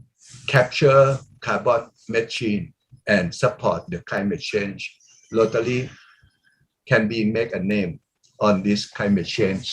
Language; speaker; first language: English; non-native, learner; Thai